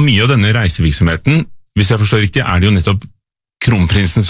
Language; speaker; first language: Norwegian; native; Norwegian